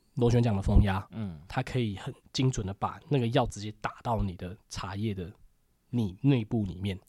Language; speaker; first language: Chinese; native; Chinese